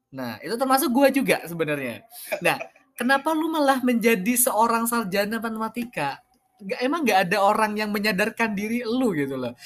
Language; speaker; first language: Indonesian; native; Indonesian